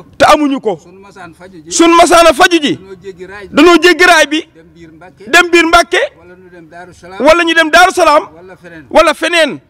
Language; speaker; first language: Wolof; native; Wolof